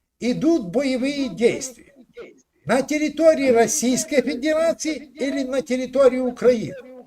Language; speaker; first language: Russian; non-native, local second language; Ukrainian